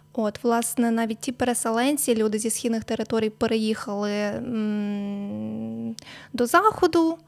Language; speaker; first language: Ukrainian; native; Ukrainian